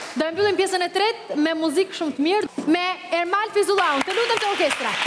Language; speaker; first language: Albanian; native; Albanian